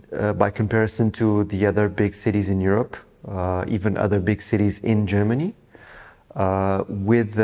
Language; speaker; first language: English; non-native, fluent; Portuguese